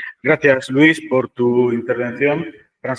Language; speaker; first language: Spanish; native; Spanish